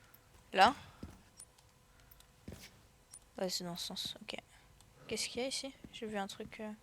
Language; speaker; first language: French; native; French